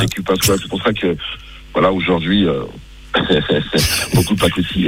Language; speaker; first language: French; early bilingual, other home language; Bambara